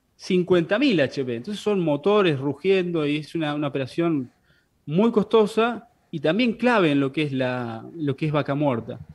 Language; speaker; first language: Spanish; native; Spanish